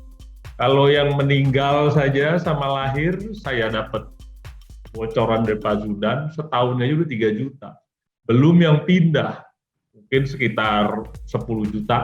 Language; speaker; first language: Indonesian; native; Indonesian